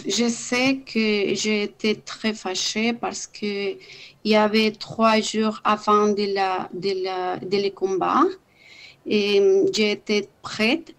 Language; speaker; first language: French; non-native, learner; Spanish